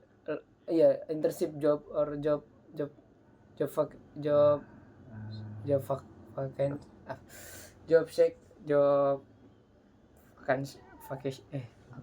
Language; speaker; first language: English; non-native, learner; Indonesian